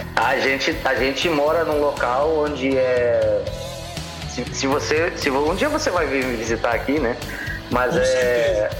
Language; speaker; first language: Portuguese; native; Portuguese